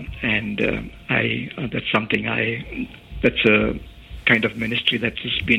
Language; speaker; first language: English; non-native, local second language; Malayalam